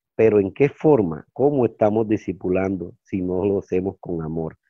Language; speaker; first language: Spanish; native; Spanish